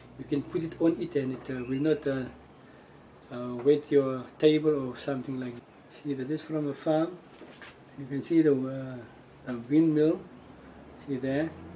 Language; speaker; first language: English; non-native, local second language; Afrikaans